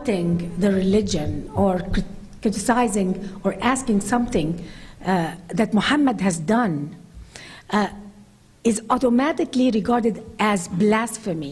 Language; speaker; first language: English; non-native, fluent; Arabic